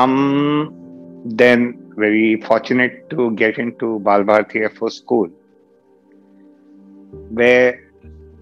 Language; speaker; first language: English; non-native, local second language; Hindi